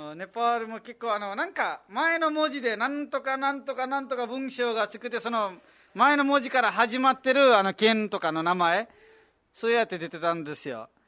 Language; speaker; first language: Japanese; non-native, fluent; Nepali